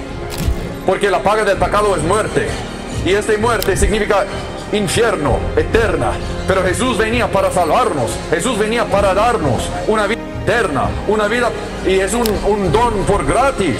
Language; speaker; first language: Spanish; non-native, learner; English